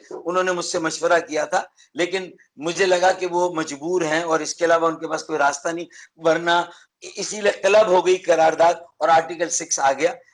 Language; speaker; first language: Urdu; native; Urdu